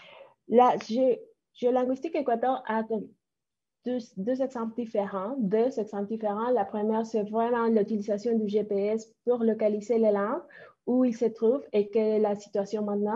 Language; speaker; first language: French; non-native, fluent; Spanish